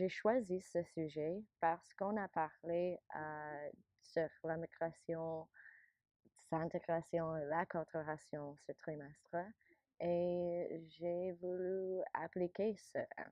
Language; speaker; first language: French; non-native, learner; English